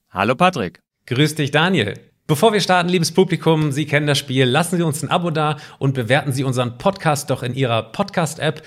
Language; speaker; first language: German; native; German